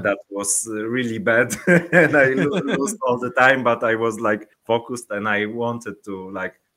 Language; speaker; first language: English; non-native, learner; Polish